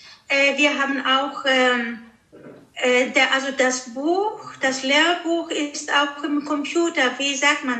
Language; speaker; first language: German; early bilingual, other home language; Greek